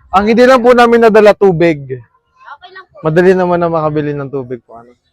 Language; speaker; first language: Filipino; native; Filipino